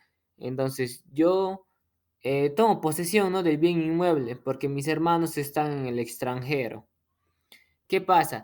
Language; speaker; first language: Spanish; native; Spanish